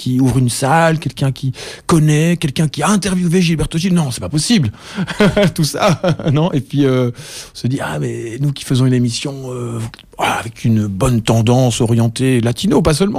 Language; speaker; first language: French; native; French